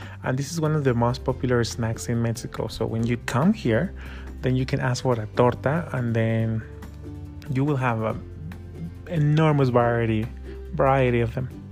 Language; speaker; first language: English; non-native, fluent; Spanish